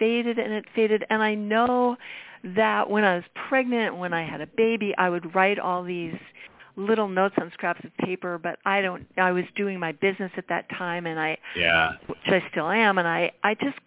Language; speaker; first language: English; native; English